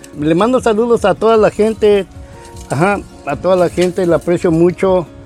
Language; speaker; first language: Spanish; native; Spanish